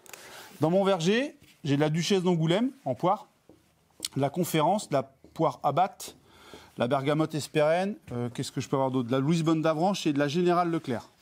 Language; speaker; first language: French; native; French